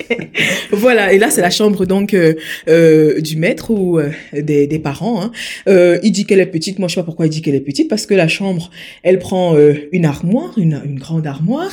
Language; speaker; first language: French; native; French